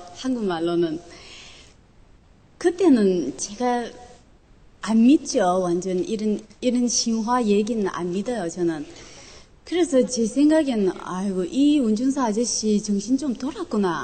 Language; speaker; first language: Korean; non-native, local second language; Chinese